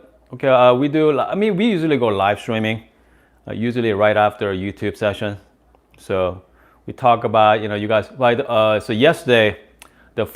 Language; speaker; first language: English; non-native, fluent; Korean